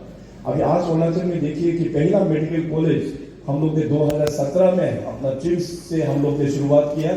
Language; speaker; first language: Hindi; non-native, local second language; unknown